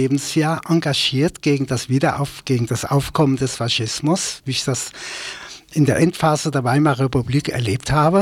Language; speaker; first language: German; native; German